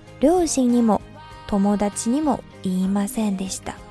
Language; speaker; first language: Japanese; non-native, fluent; Chinese